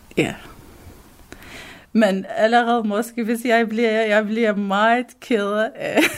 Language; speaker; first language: Danish; non-native, learner; Arabic